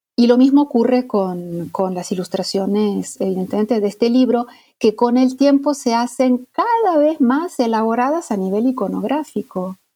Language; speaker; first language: Spanish; non-native, fluent; Italian